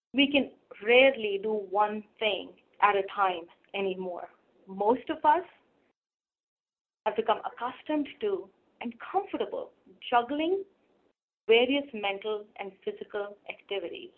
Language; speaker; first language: English; non-native, local second language; Hindi